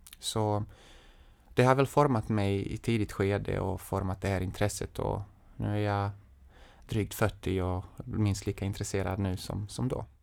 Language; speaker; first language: Swedish; non-native, fluent; Serbian